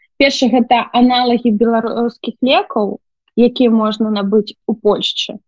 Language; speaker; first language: Belarusian; native; Belarusian